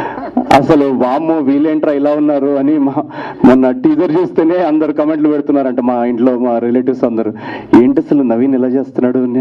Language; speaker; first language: Telugu; native; Telugu